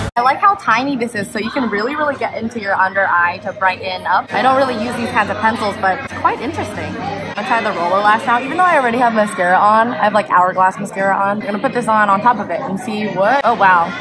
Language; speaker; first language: English; native; English